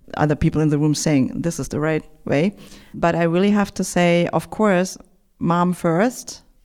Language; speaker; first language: English; non-native, fluent; German